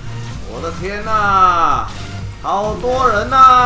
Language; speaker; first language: Chinese; native; Chinese